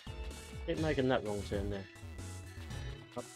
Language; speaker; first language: English; native; English